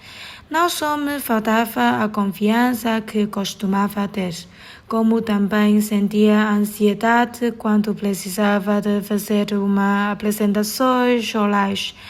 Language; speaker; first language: Portuguese; non-native, learner; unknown